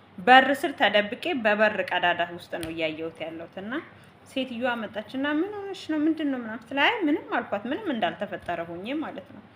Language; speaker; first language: Amharic; native; Amharic